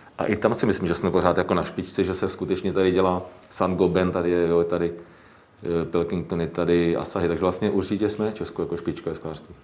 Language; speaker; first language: Czech; native; Czech